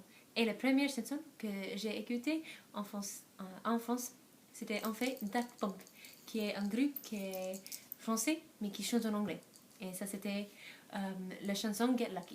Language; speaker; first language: French; non-native, learner; English